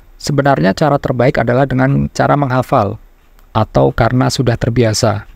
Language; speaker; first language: Indonesian; native; Indonesian